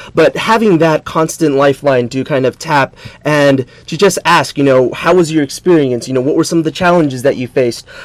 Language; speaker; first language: English; native; English